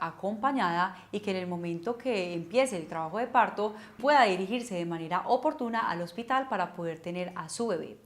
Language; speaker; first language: Spanish; native; Spanish